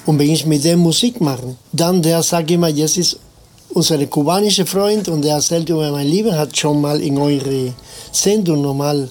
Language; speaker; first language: German; non-native, fluent; Spanish